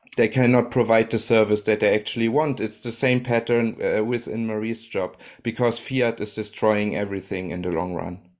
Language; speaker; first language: English; non-native, fluent; German